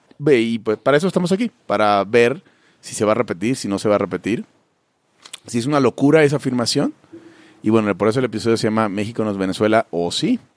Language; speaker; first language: Spanish; native; Spanish